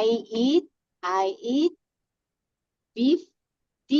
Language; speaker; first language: English; non-native, learner; Korean